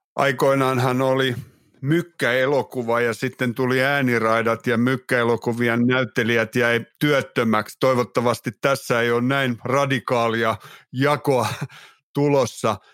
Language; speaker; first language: Finnish; native; Finnish